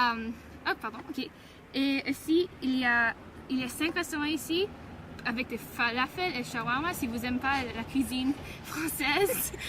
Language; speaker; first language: French; non-native, learner; English